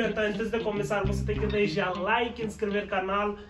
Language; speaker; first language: Portuguese; non-native, learner; Hindi